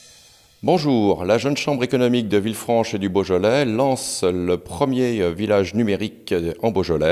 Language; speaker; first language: French; native; French